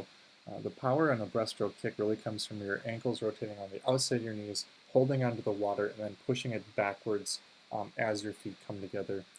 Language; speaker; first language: English; native; English